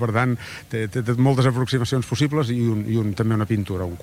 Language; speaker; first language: Catalan; native; Catalan